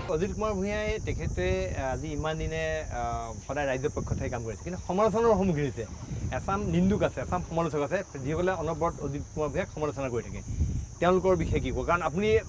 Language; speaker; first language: Assamese; native; Assamese